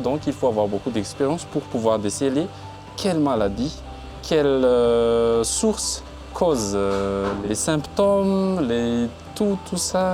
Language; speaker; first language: French; non-native, local second language; Malagasy